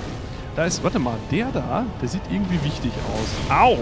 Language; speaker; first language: German; native; German